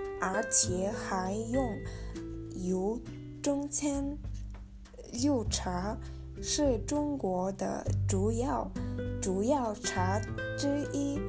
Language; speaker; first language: Chinese; non-native, learner; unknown